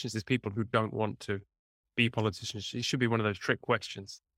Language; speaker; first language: English; native; English